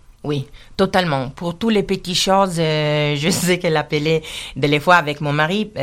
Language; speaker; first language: French; non-native, learner; Italian